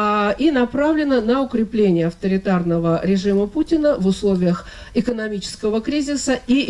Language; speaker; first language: Russian; native; Russian